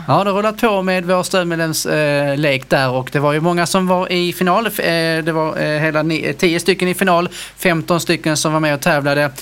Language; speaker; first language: Swedish; native; Swedish